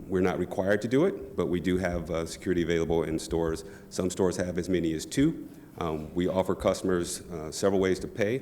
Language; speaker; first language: English; native; English